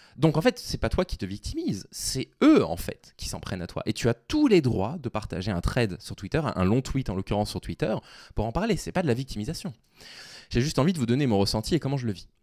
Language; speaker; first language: French; native; French